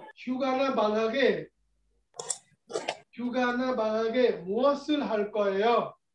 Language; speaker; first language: Korean; non-native, fluent; Bangla